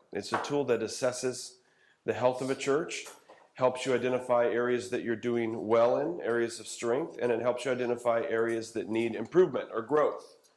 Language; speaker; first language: English; native; English